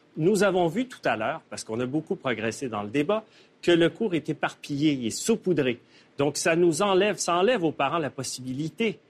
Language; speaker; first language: French; native; French